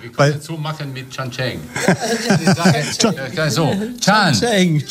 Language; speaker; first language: German; non-native, fluent; Italian